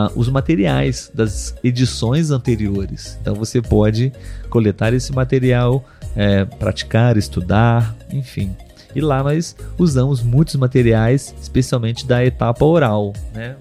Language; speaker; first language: Portuguese; native; Portuguese